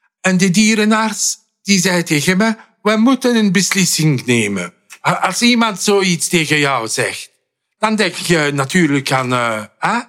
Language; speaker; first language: Dutch; non-native, fluent; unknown